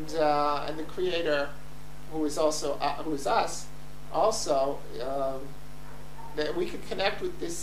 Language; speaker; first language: English; native; English